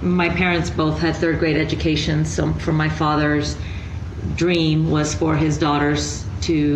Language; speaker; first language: English; early bilingual, other home language; Spanish